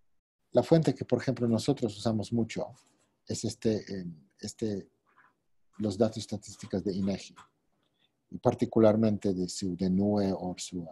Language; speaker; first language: Spanish; non-native, fluent; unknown